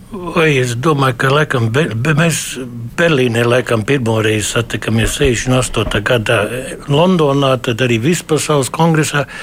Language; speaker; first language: Latvian; early bilingual, heritage; Latvian